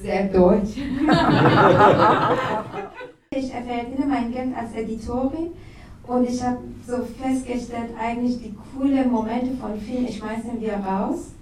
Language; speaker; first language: German; non-native, learner; Persian